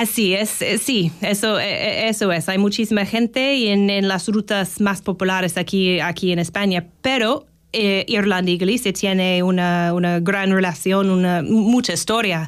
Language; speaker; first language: Spanish; non-native, fluent; English